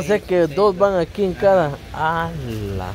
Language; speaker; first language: Spanish; native; Spanish